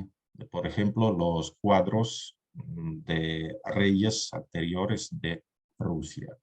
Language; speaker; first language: Spanish; non-native, fluent; Russian